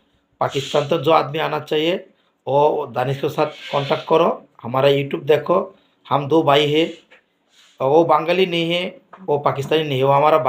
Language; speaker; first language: Hindi; non-native, learner; Bangla